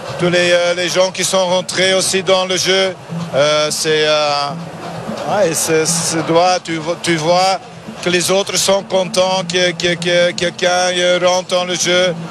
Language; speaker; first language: French; non-native, learner; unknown